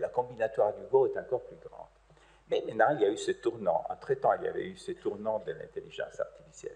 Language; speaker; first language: French; native; French